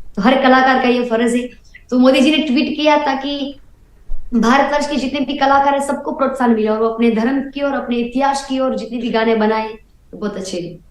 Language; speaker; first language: Hindi; non-native, local second language; Gujarati